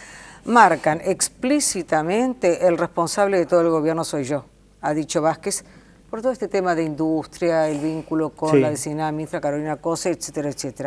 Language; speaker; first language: Spanish; native; Spanish